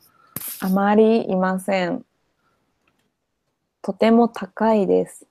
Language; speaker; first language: Japanese; non-native, fluent; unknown